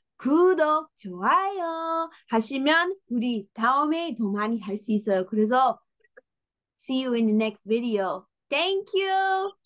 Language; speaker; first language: Korean; non-native, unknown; English